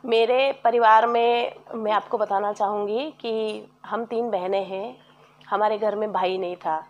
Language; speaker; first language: Hindi; native; Hindi